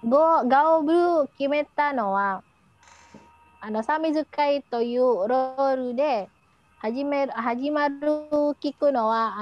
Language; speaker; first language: Japanese; non-native, learner; Indonesian